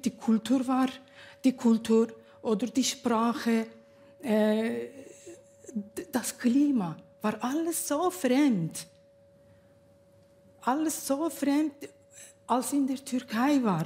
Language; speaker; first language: German; non-native, learner; Kurdish